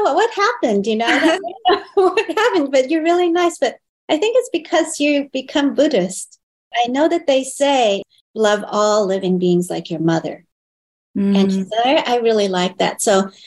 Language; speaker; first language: English; early bilingual, other home language; Chinese